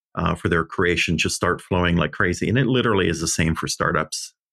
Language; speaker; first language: English; early bilingual, other home language; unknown